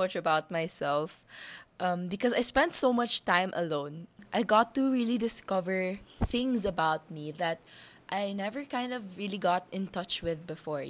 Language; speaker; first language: English; non-native, local second language; Hiligaynon